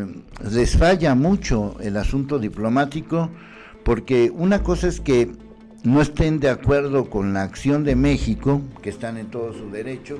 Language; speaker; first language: Spanish; native; Spanish